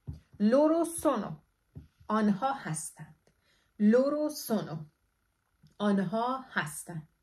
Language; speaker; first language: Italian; non-native, fluent; Persian